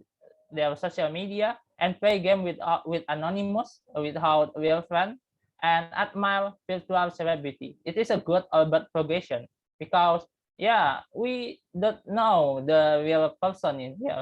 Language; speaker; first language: English; non-native, learner; Indonesian